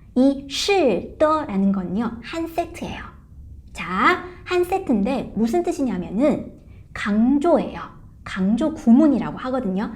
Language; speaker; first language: Korean; non-native, fluent; Chinese